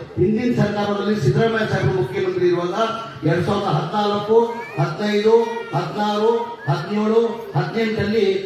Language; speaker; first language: Kannada; non-native, local second language; Urdu